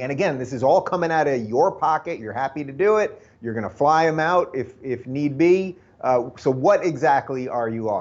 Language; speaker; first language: English; native; English